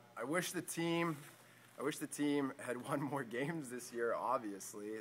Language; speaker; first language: English; native; English